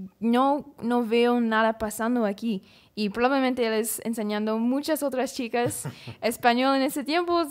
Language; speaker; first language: Spanish; non-native, learner; English